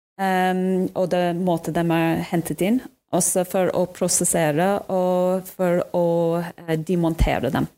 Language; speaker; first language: Norwegian; non-native, fluent; English